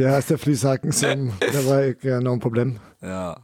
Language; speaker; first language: Norwegian; non-native, learner; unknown